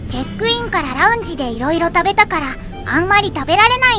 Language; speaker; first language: Japanese; native; Japanese